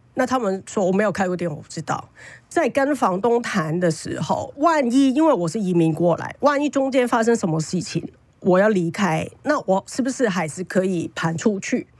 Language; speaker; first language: Chinese; non-native, fluent; Cantonese